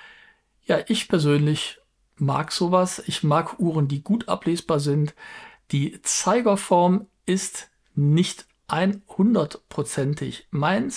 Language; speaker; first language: German; native; German